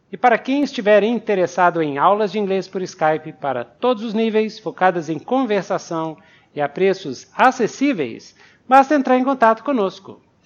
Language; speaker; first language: Portuguese; native; Portuguese